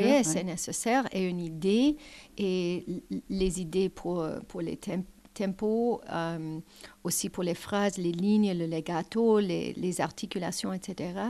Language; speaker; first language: French; non-native, learner; English